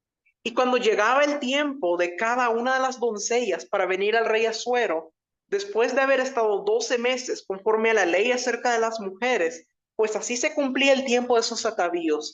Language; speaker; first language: Spanish; native; Spanish